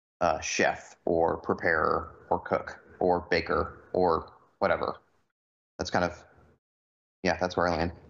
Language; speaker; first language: English; native; English